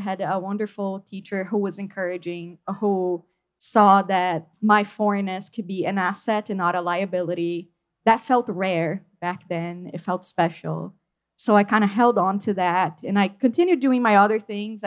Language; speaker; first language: English; non-native, fluent; Portuguese